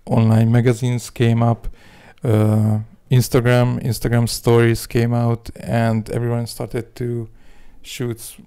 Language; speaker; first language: English; non-native, fluent; Hungarian